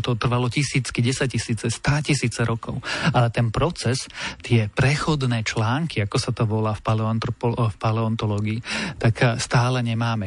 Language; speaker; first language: Slovak; native; Slovak